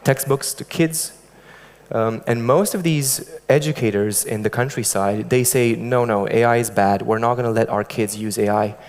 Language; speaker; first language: English; non-native, fluent; Romanian